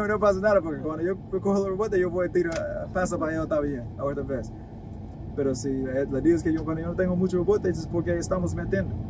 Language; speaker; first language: Spanish; non-native, learner; English